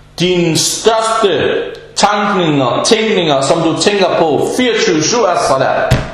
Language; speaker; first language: Danish; non-native, fluent; Arabic